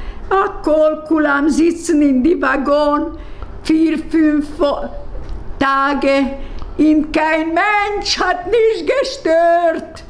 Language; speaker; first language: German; non-native, learner; Hungarian